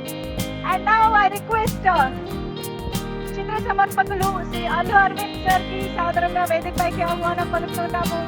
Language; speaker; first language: Telugu; native; Telugu